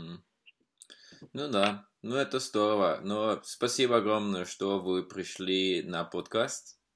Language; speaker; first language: Russian; non-native, fluent; Norwegian